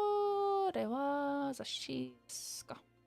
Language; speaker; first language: Japanese; non-native, learner; English